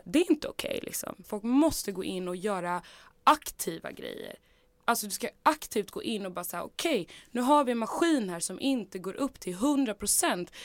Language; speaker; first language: Swedish; native; Swedish